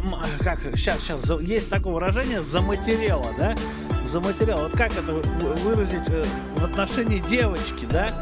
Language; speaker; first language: Russian; native; Russian